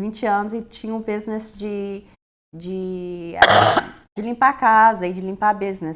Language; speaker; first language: Portuguese; early bilingual, heritage; Portuguese